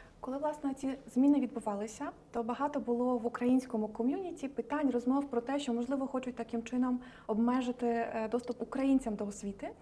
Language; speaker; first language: Ukrainian; native; Ukrainian